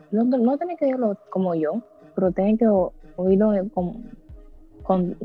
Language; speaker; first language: Spanish; early bilingual, heritage; English